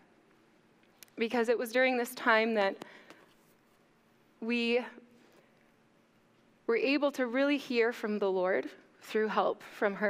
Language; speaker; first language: English; native; English